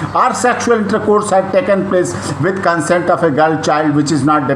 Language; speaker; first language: English; non-native, local second language; Hindi